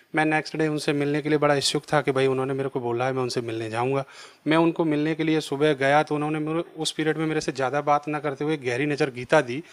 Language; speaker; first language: Hindi; native; Hindi